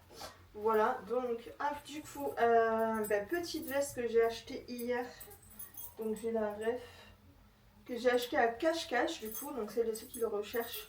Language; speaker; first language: French; native; French